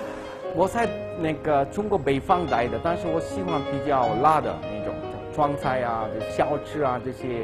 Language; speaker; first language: Chinese; non-native, fluent; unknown